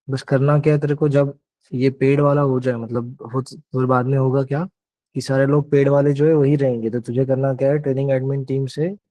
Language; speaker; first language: Hindi; non-native, local second language; Marathi